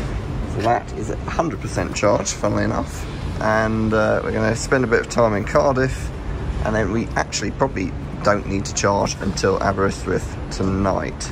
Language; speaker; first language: English; native; English